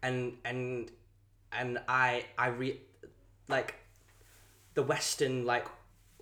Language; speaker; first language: English; non-native, local second language; Cantonese